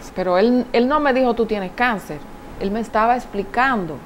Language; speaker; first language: Spanish; native; Spanish